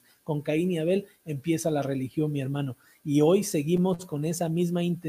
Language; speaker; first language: Spanish; native; Spanish